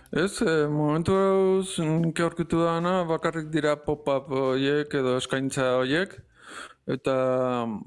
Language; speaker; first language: Basque; non-native, local second language; Spanish